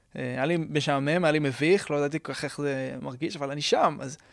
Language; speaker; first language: Hebrew; native; Hebrew